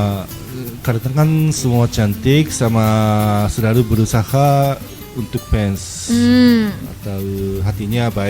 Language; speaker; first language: Indonesian; non-native, learner; Japanese